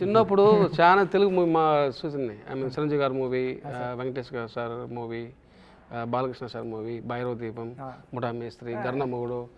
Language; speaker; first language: Telugu; non-native, local second language; Tamil